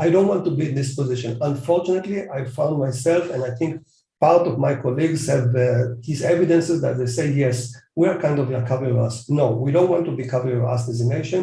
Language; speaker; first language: English; non-native, fluent; Hebrew